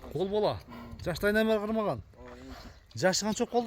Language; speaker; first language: Kyrgyz; native; Kyrgyz